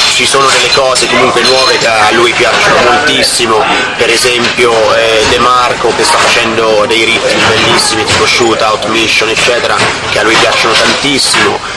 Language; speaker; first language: Italian; native; Italian